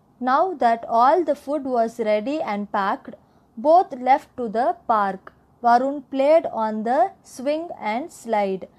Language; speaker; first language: English; non-native, local second language; Tamil